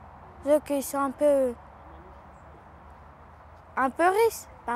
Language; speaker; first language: French; early bilingual, other home language; Romany